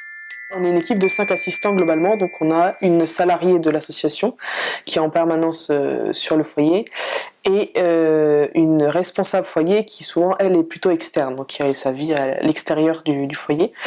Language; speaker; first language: French; native; French